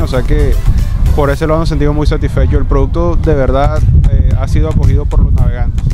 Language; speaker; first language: Spanish; native; Spanish